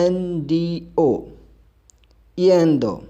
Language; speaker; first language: Spanish; non-native, fluent; Urdu